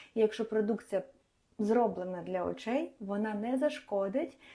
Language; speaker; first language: Ukrainian; non-native, local second language; Russian